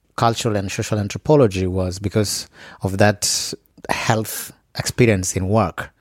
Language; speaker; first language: English; non-native, local second language; Acoli